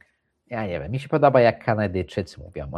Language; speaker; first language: Polish; early bilingual, heritage; English